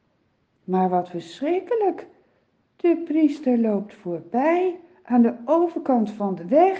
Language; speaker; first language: Dutch; native; Dutch